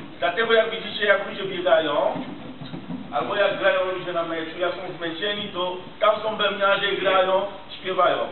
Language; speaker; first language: Polish; non-native, fluent; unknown